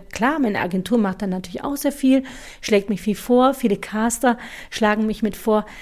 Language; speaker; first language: German; native; German